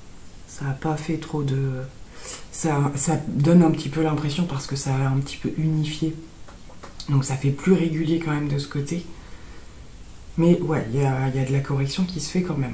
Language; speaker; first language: French; native; French